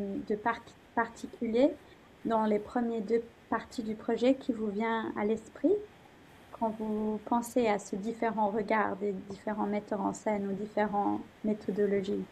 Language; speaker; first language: French; non-native, fluent; English